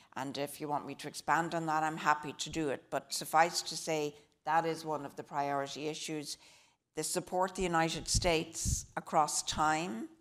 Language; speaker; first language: English; native; English